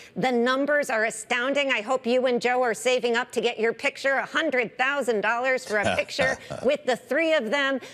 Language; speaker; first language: English; native; English